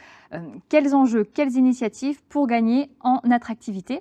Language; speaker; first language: French; native; French